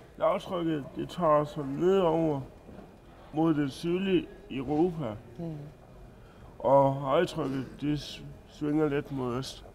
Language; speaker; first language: Danish; native; Danish